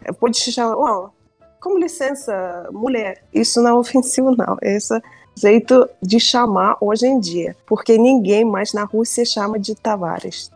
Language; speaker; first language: Portuguese; non-native, fluent; Russian